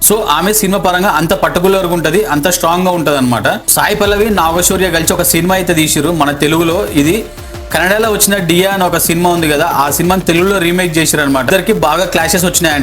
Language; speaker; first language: Telugu; native; Telugu